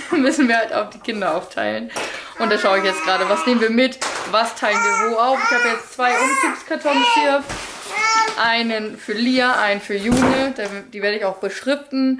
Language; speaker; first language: German; native; German